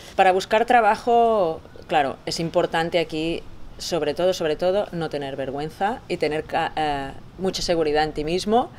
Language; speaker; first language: Spanish; native; Spanish